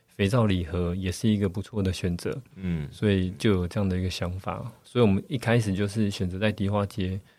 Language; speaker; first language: Chinese; native; Chinese